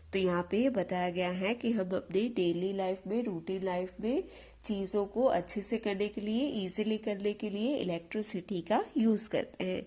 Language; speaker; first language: Hindi; non-native, local second language; Gujarati